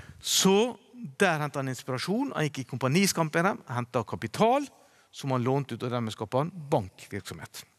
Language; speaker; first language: Norwegian; native; Norwegian